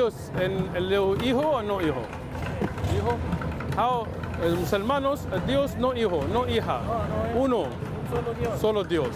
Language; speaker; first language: Spanish; non-native, learner; English